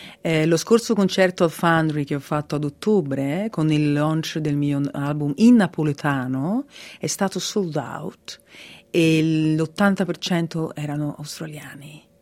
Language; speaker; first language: Italian; early bilingual, heritage; Italian